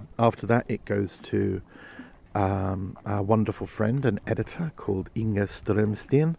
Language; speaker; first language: English; native; English